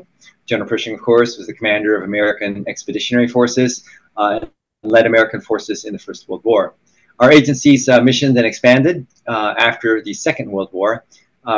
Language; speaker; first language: English; native; English